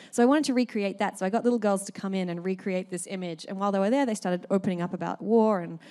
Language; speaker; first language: English; native; English